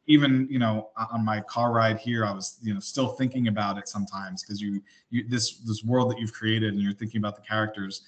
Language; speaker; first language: English; native; English